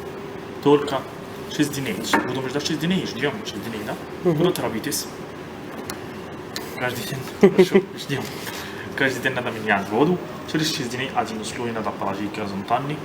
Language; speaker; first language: Russian; non-native, learner; Arabic